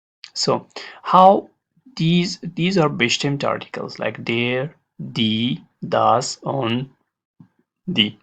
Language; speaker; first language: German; non-native, learner; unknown